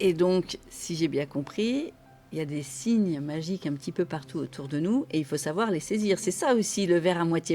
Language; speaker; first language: French; native; French